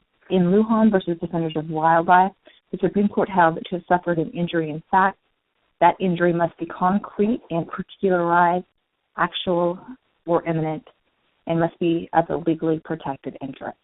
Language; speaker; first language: English; native; English